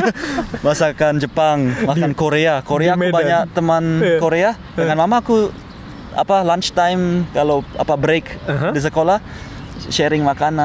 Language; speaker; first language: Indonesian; early bilingual, heritage; Indonesian